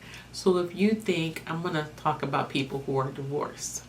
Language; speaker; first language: English; native; English